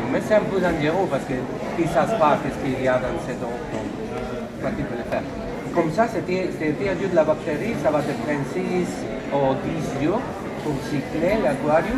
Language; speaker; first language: French; non-native, learner; Spanish